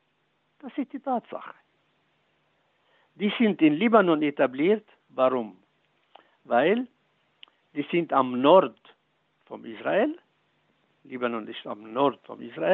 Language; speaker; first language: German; non-native, fluent; Arabic